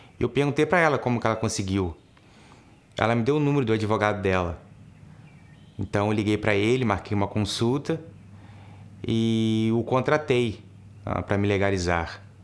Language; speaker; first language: Portuguese; native; Portuguese